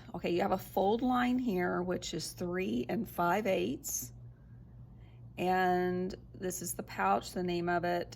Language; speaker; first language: English; native; English